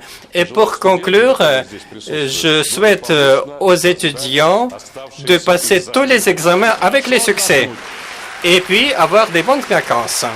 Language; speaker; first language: French; non-native, fluent; Russian